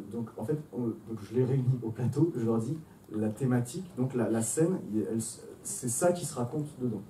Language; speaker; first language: French; native; French